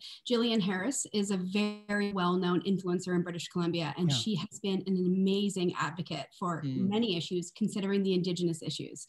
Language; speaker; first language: English; native; English